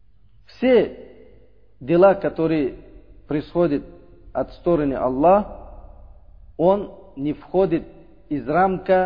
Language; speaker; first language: Russian; non-native, learner; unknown